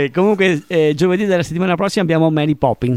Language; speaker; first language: Italian; native; Italian